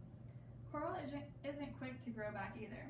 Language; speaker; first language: English; native; English